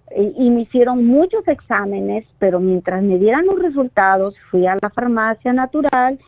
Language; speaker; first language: Spanish; native; Spanish